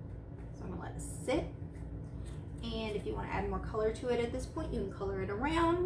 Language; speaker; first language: English; native; English